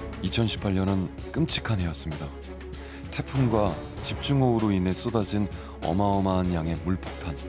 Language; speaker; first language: Korean; native; Korean